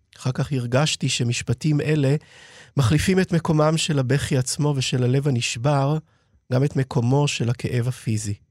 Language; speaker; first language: Hebrew; native; Hebrew